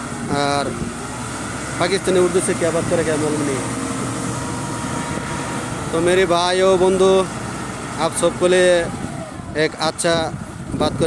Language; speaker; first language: Hindi; non-native, learner; Bangla